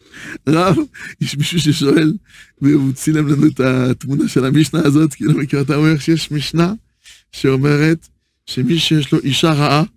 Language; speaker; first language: Hebrew; non-native, fluent; French